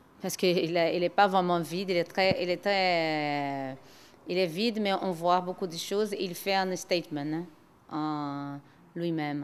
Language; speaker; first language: French; non-native, learner; Portuguese